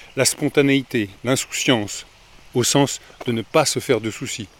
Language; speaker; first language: French; native; French